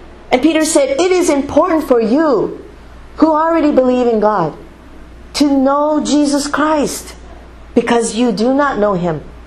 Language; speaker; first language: English; native; English